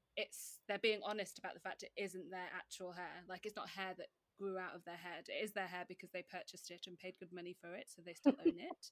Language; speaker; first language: English; native; English